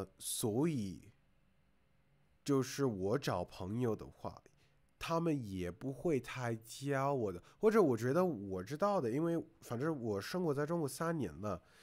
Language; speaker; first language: Chinese; non-native, fluent; English